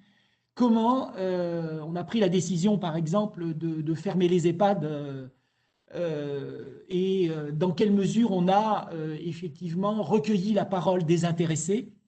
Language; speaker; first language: French; native; French